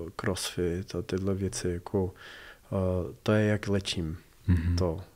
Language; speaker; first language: Czech; non-native, fluent; English